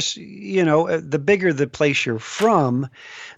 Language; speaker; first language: English; native; English